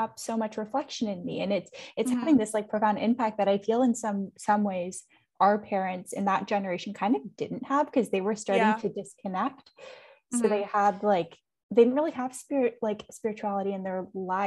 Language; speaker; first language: English; native; English